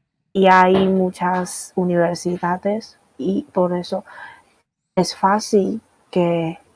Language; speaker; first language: Spanish; non-native, fluent; Chinese